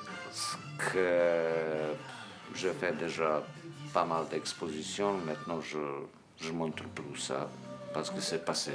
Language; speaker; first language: French; non-native, fluent; Serbian